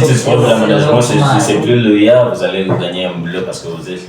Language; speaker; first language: French; non-native, learner; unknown